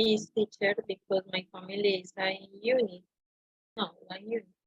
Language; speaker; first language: English; non-native, learner; Spanish